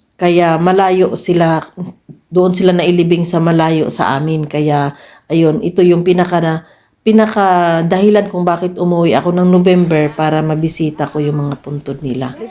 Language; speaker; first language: Filipino; non-native, local second language; Cebuano